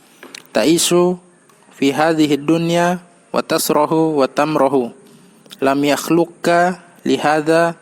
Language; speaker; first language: Arabic; non-native, learner; Indonesian